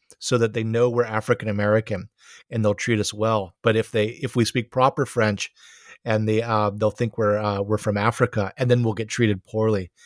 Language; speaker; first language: English; native; English